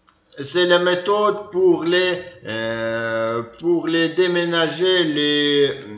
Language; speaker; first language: French; non-native, learner; Ukrainian